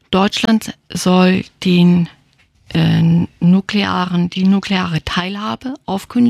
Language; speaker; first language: German; native; German